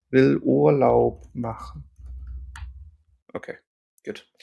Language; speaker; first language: German; non-native, fluent; English